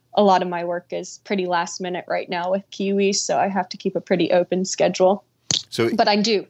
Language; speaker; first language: English; native; English